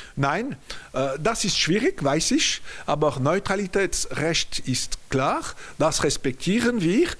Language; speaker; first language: German; non-native, local second language; French